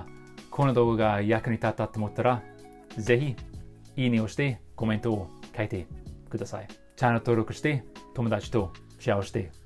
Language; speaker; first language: Japanese; non-native, fluent; English